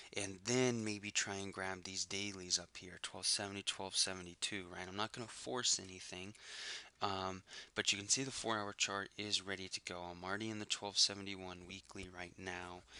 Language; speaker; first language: English; native; English